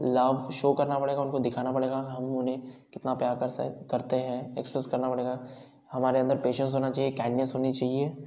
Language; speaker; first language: Hindi; non-native, local second language; Marathi